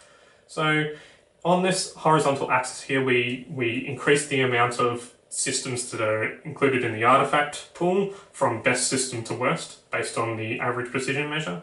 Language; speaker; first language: English; native; English